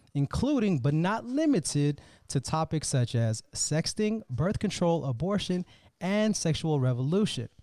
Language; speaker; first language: English; native; English